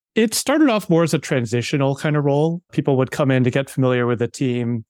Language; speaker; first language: English; native; English